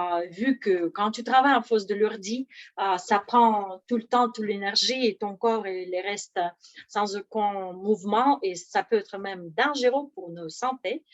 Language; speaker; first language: French; non-native, fluent; Russian